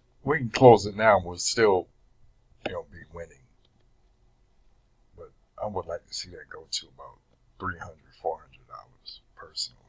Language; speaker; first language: English; native; English